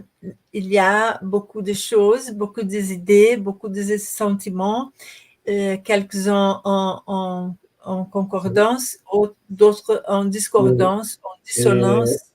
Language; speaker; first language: French; non-native, learner; Portuguese